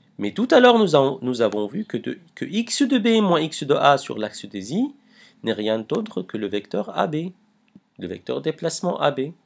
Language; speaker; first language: French; non-native, local second language; Arabic